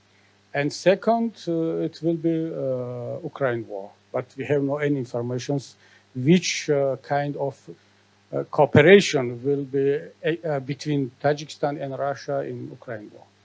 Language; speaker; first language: English; non-native, learner; Tajik